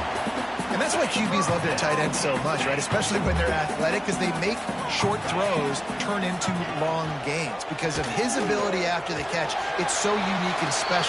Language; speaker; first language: English; native; English